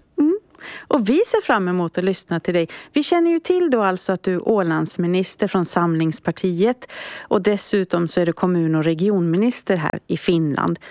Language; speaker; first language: Swedish; native; Swedish